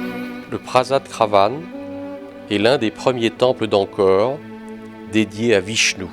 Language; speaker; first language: French; native; French